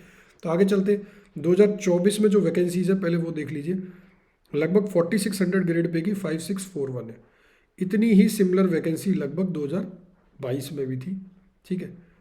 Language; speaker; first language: Hindi; native; Hindi